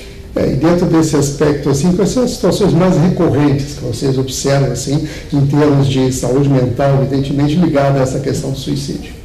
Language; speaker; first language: Portuguese; native; Portuguese